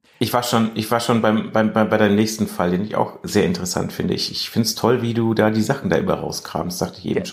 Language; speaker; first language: German; native; German